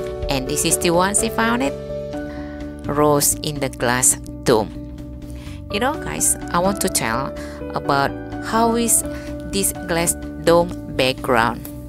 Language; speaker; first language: English; non-native, learner; Indonesian